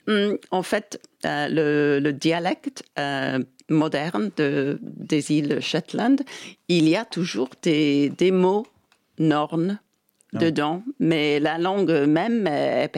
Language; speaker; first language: French; non-native, fluent; English